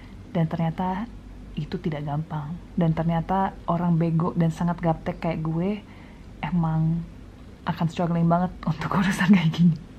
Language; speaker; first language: Indonesian; early bilingual, other home language; English